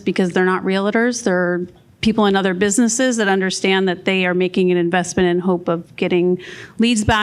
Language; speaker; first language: English; native; English